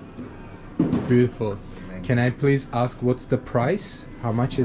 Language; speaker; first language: English; non-native, fluent; Azerbaijani